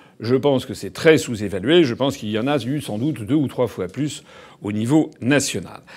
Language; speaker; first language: French; native; French